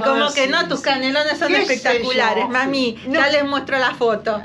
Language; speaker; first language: Spanish; native; Spanish